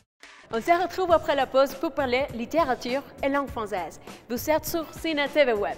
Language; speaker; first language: French; non-native, fluent; Spanish